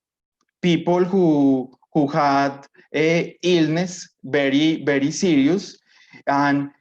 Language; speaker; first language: English; non-native, learner; Spanish